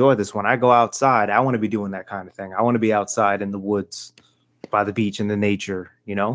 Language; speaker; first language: English; native; English